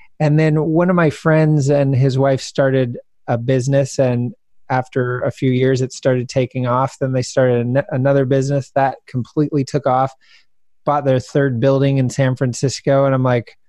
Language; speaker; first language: English; native; English